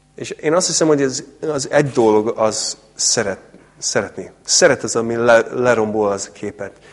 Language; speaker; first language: Hungarian; non-native, fluent; English